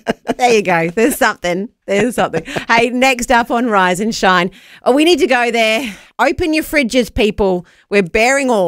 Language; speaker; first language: English; native; English